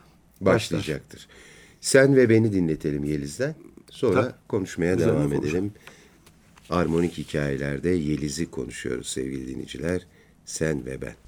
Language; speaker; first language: Turkish; native; Turkish